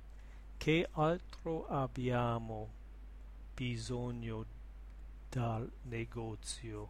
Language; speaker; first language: Italian; non-native, learner; English